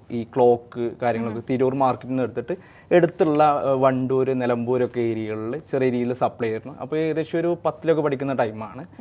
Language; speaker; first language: Malayalam; native; Malayalam